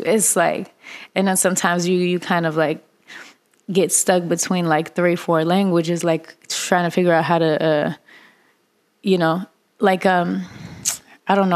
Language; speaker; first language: English; non-native, fluent; Russian